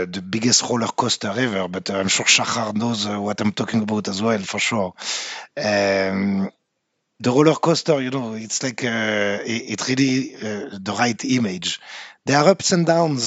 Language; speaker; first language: English; non-native, fluent; French